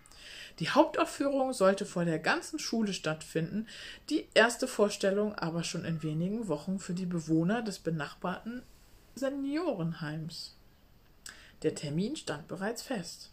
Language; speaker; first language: German; native; German